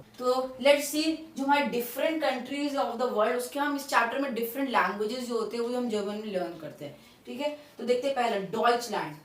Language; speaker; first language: Hindi; native; Hindi